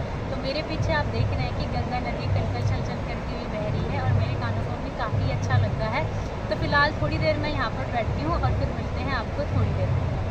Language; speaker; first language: Hindi; native; Hindi